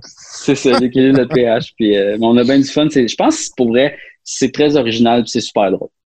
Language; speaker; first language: French; native; French